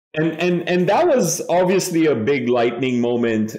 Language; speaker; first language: English; non-native, local second language; Bangla